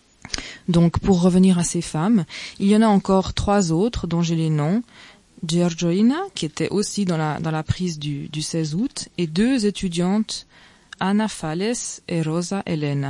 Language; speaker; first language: French; native; French